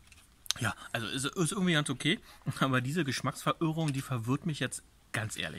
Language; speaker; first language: German; native; German